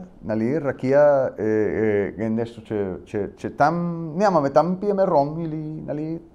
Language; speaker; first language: Bulgarian; non-native, learner; Spanish